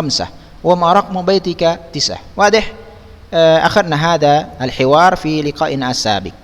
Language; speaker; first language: Arabic; non-native, fluent; Indonesian